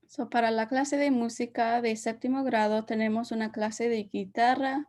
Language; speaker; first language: Spanish; early bilingual, heritage; Spanish